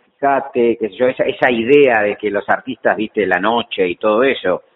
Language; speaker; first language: Spanish; native; Spanish